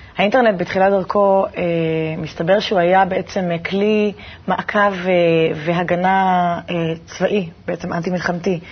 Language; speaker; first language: Hebrew; native; Hebrew